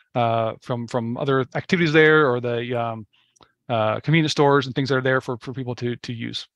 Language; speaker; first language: English; native; English